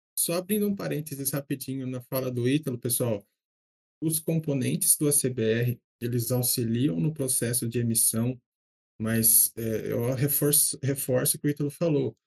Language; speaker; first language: Portuguese; native; Portuguese